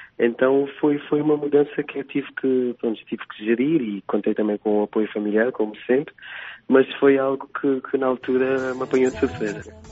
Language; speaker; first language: Portuguese; non-native, local second language; Kabuverdianu